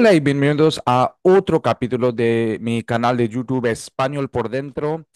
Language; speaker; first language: Spanish; non-native, fluent; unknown